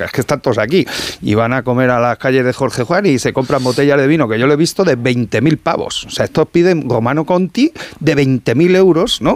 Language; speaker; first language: Spanish; native; Spanish